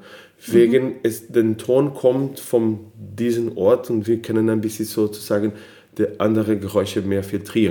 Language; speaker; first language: German; non-native, fluent; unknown